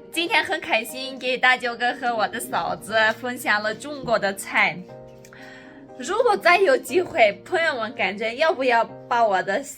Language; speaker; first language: Chinese; non-native, fluent; Armenian